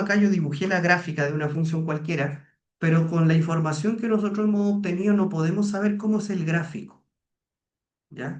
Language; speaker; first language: Spanish; native; Spanish